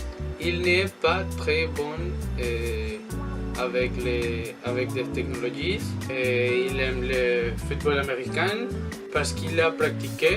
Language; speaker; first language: French; non-native, learner; Spanish